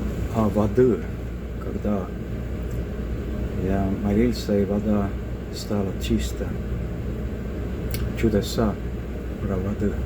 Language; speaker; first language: Russian; non-native, local second language; Estonian